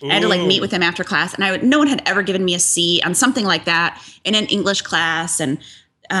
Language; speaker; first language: English; native; English